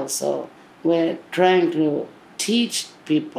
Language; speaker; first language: English; non-native, local second language; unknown